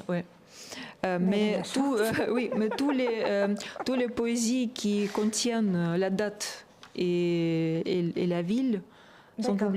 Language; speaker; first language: French; non-native, fluent; Russian